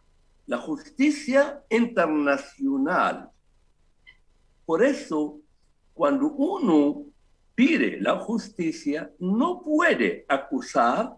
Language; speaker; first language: Spanish; non-native, fluent; Arabic